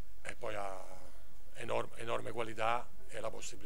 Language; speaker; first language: Italian; native; Italian